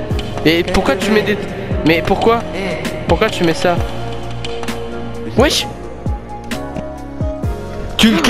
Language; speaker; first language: French; native; French